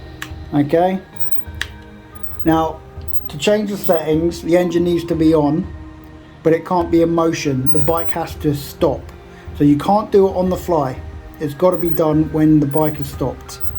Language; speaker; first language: English; native; English